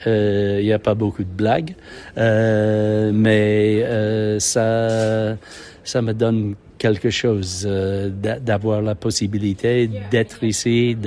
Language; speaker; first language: French; non-native, fluent; English